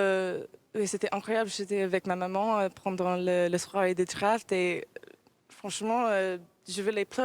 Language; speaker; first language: French; early bilingual, heritage; English